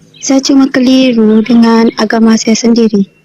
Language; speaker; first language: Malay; non-native, local second language; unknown